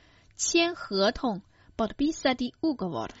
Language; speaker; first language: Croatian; non-native, fluent; Chinese